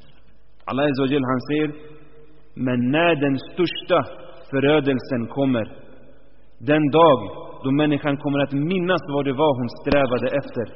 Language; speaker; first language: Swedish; early bilingual, other home language; Arabic